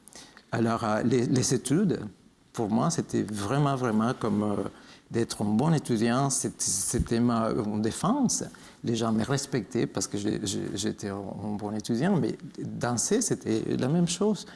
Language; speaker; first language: French; non-native, fluent; Spanish